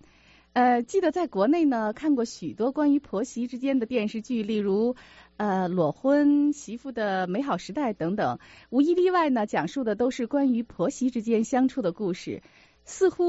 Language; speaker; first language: Chinese; native; Chinese